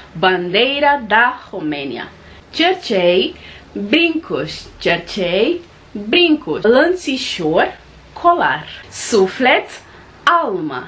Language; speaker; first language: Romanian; non-native, fluent; Portuguese